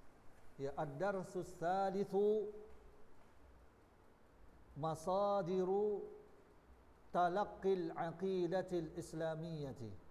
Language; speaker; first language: Arabic; non-native, learner; Indonesian